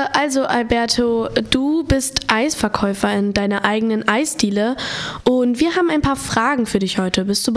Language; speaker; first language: German; native; German